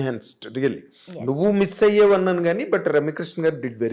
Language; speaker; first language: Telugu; native; Telugu